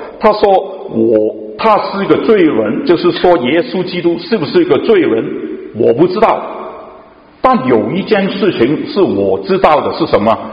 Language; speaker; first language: Chinese; non-native, local second language; Cantonese